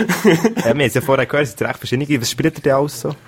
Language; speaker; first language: German; native; German